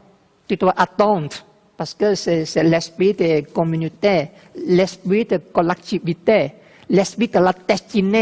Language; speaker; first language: French; non-native, learner; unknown